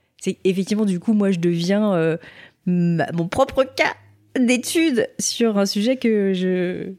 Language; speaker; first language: French; native; French